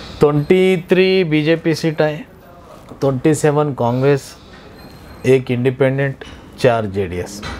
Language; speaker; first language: Hindi; non-native, local second language; Urdu